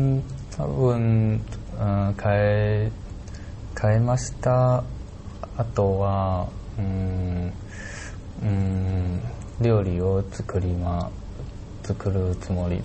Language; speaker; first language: Japanese; non-native, learner; Chinese